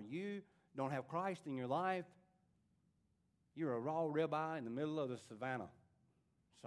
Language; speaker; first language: English; native; English